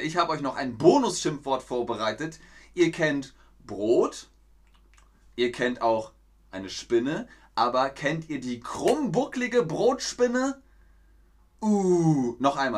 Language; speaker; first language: German; native; German